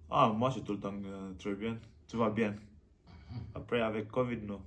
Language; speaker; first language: French; non-native, learner; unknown